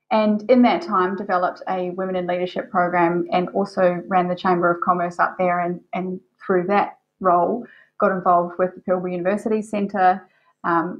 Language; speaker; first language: English; native; English